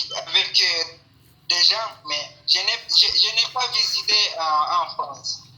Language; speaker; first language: French; non-native, learner; Swahili